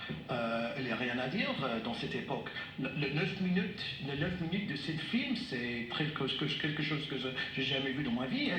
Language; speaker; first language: French; non-native, fluent; English